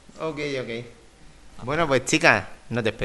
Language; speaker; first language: Spanish; native; Spanish